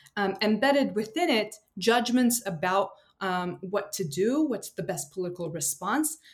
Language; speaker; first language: English; non-native, fluent; Turkish